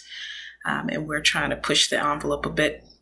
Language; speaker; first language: English; early bilingual, other home language; Akan